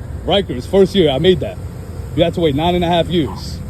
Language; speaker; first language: English; native; English